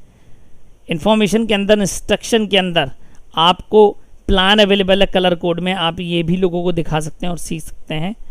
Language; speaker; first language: Hindi; native; Hindi